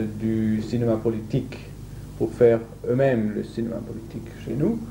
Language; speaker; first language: French; non-native, learner; German